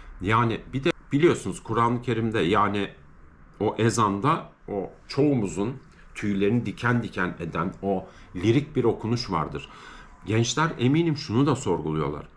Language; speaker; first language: Turkish; native; Turkish